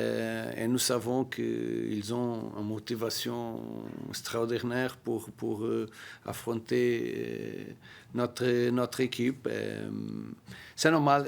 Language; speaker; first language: French; non-native, learner; Portuguese